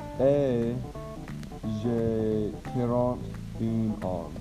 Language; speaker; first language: French; non-native, learner; English